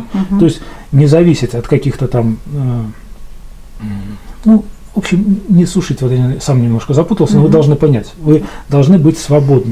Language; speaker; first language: Russian; native; Russian